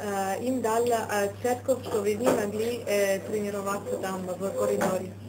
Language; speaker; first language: Russian; non-native, fluent; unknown